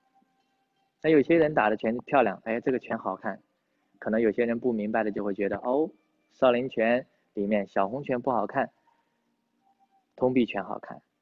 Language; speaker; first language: Chinese; native; Chinese